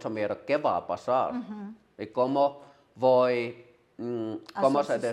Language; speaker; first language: Spanish; non-native, learner; Finnish